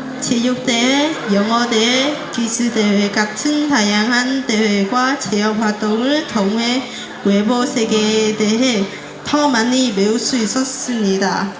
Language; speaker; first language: Korean; non-native, fluent; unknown